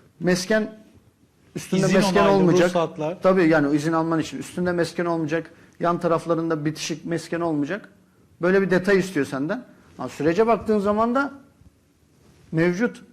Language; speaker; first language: Turkish; native; Turkish